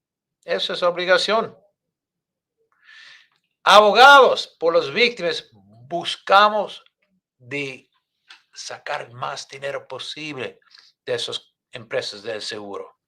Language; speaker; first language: Spanish; non-native, fluent; English